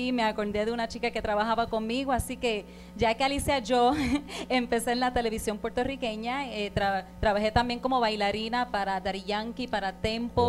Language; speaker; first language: Spanish; native; Spanish